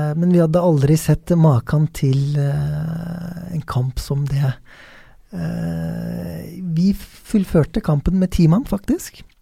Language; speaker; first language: Norwegian; non-native, fluent; Turkish